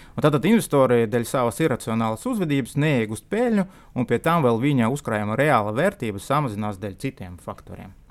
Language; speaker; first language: Latvian; non-native, local second language; Russian